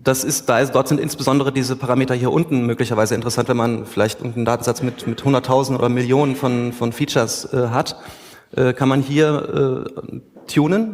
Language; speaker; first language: German; native; German